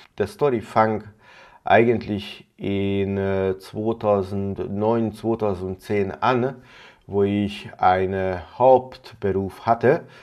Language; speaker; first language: German; non-native, fluent; Hungarian